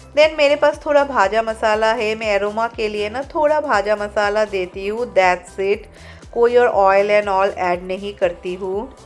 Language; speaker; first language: Hindi; non-native, local second language; Bangla